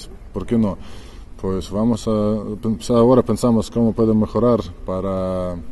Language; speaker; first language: Spanish; non-native, learner; Ukrainian